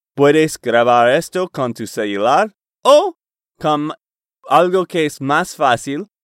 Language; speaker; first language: Spanish; non-native, learner; English